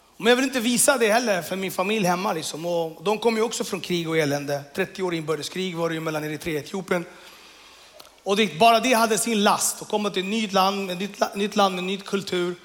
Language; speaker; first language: Swedish; early bilingual, other home language; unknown